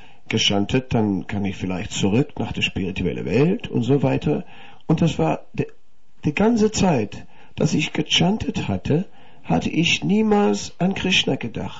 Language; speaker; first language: German; non-native, fluent; Dutch